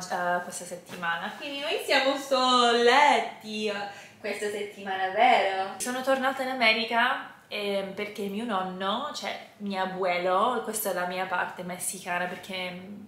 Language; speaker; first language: Italian; non-native, fluent; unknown